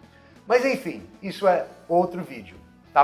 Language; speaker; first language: Portuguese; non-native, fluent; English